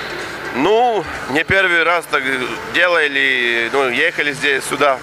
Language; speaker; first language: Russian; non-native, fluent; Latvian